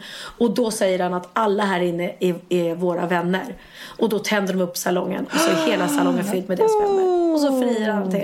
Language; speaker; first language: Swedish; native; Swedish